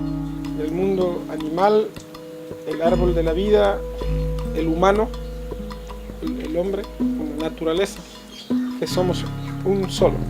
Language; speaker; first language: Spanish; non-native, local second language; Quechua